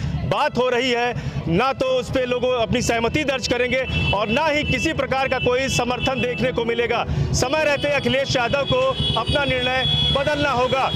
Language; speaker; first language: Hindi; native; Hindi